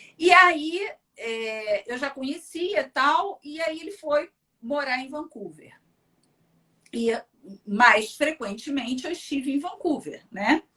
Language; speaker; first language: Portuguese; early bilingual, other home language; Spanish